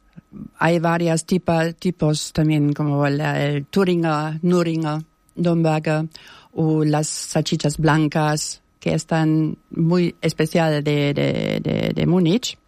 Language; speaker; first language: Spanish; non-native, fluent; German